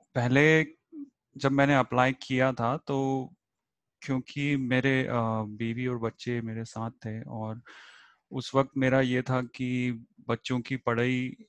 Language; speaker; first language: Hindi; native; Hindi